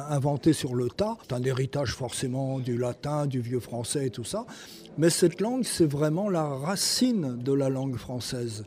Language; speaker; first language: French; native; French